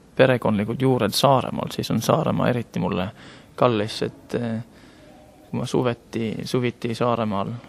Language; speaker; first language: Estonian; non-native, fluent; Norwegian